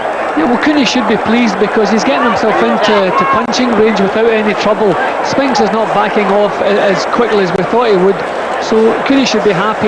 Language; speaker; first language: English; native; English